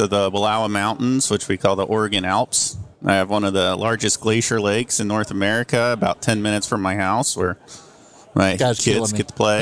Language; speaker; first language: English; native; English